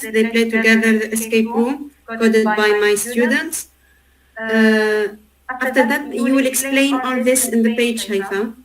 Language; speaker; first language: English; non-native, learner; Arabic